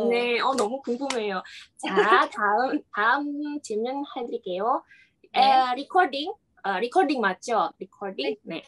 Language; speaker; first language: Korean; non-native, learner; Indonesian